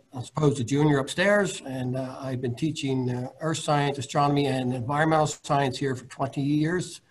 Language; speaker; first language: English; native; English